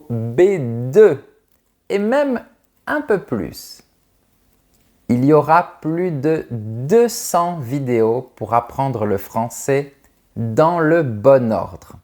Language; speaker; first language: French; native; French